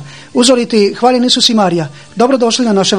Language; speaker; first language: Croatian; native; Croatian